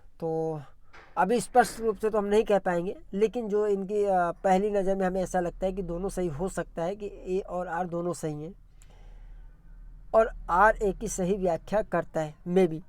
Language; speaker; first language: Hindi; native; Hindi